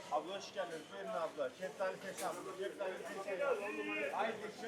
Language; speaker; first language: Turkish; native; Turkish